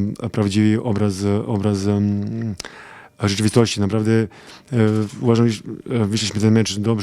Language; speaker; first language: Polish; non-native, fluent; Serbian